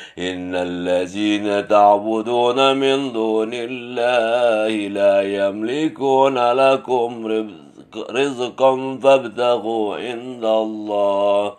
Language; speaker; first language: Arabic; non-native, learner; Indonesian